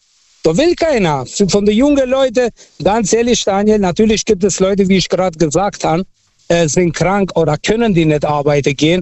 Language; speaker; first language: German; non-native, fluent; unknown